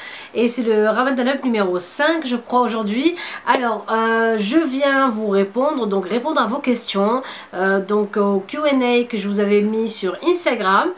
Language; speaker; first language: French; native; French